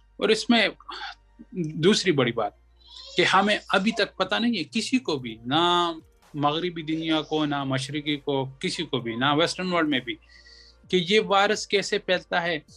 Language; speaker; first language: Urdu; non-native, local second language; Pashto